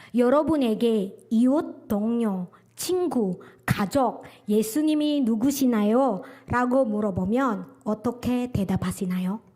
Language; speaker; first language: Korean; non-native, fluent; Indonesian